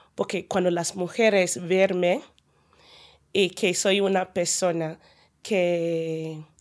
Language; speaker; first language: Spanish; non-native, learner; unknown